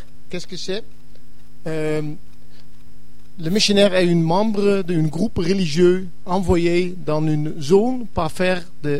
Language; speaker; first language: French; non-native, learner; English